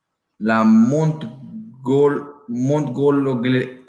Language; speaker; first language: French; non-native, learner; Portuguese